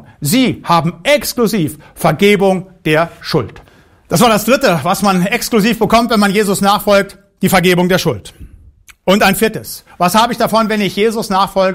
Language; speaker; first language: German; native; German